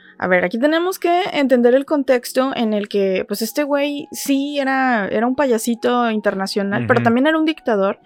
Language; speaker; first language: Spanish; native; Spanish